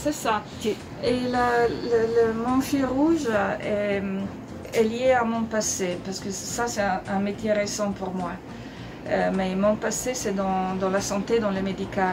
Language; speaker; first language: French; non-native, fluent; Italian